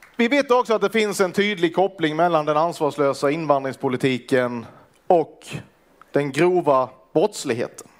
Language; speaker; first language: Swedish; native; Swedish